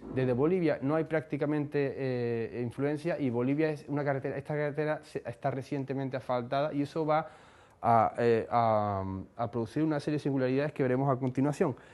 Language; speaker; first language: Spanish; native; Spanish